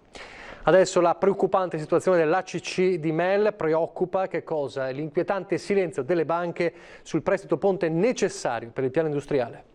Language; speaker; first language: Italian; native; Italian